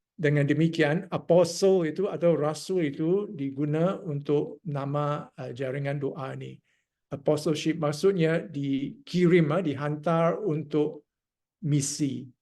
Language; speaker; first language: Malay; non-native, local second language; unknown